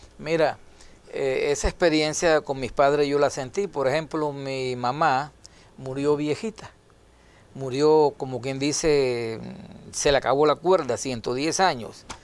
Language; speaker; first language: Spanish; native; Spanish